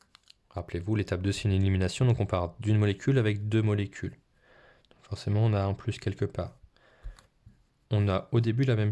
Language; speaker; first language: French; native; French